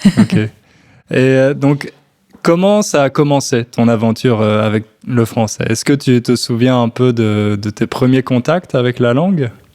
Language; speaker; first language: French; native; French